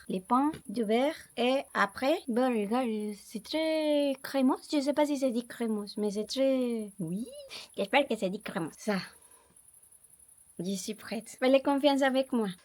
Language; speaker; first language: French; non-native, learner; Spanish